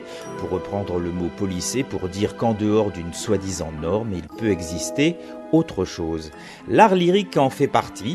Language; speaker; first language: French; native; French